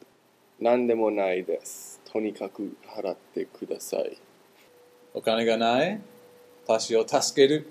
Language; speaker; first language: Japanese; non-native, learner; English